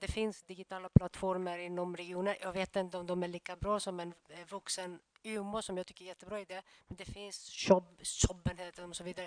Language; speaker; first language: Swedish; non-native, fluent; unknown